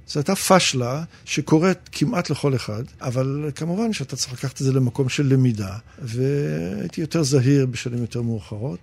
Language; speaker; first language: Hebrew; early bilingual, other home language; English